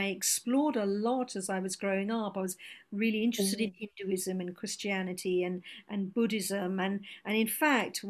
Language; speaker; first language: English; non-native, local second language; Gujarati